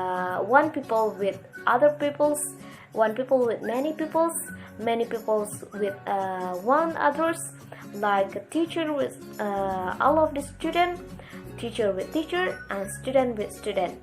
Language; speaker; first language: English; non-native, learner; Indonesian